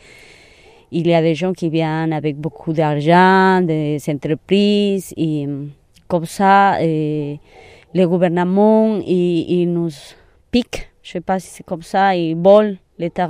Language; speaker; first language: French; non-native, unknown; Spanish